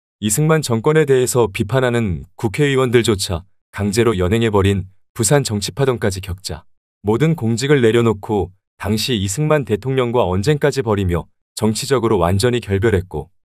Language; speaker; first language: Korean; native; Korean